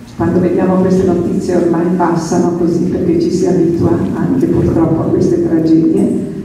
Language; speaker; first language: Italian; early bilingual, heritage; Italian